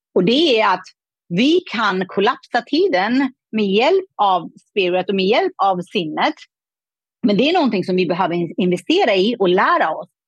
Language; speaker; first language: Swedish; non-native, fluent; Persian